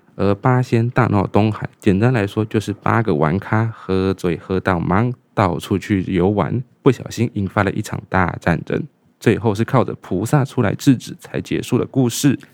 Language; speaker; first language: Chinese; native; Chinese